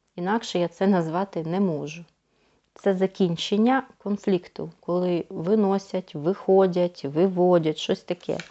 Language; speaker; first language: Ukrainian; non-native, local second language; Russian